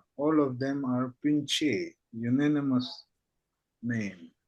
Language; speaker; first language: English; non-native, fluent; Tibetan